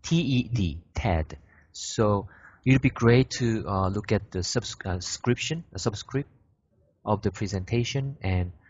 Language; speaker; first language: English; non-native, learner; Korean